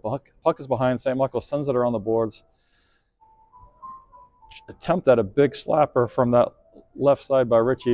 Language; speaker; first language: English; native; English